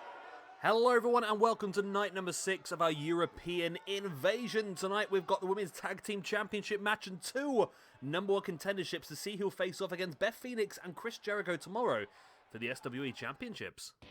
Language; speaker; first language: English; native; English